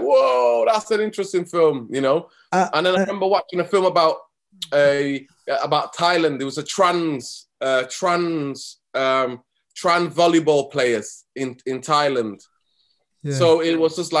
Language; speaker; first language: English; native; English